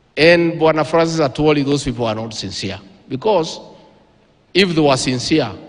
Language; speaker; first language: English; non-native, local second language; Kikuyu